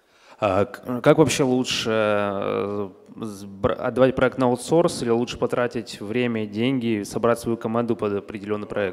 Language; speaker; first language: Russian; native; Russian